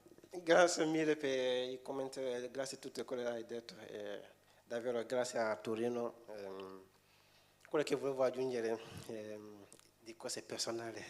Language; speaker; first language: Italian; non-native, fluent; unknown